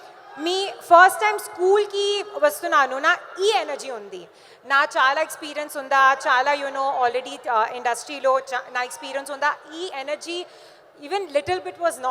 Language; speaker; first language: Telugu; non-native, learner; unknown